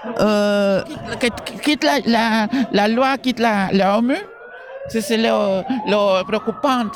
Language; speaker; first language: French; non-native, learner; Spanish